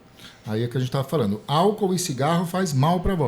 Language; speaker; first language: Portuguese; native; Portuguese